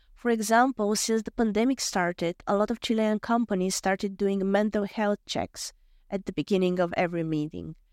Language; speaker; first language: English; non-native, fluent; Bulgarian